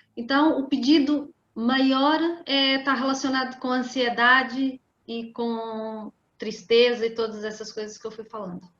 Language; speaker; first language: Portuguese; native; Portuguese